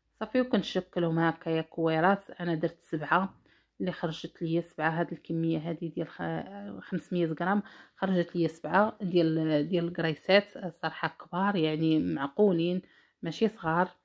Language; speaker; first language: Arabic; native; Arabic